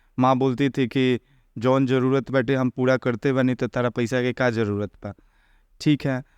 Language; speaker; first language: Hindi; native; Hindi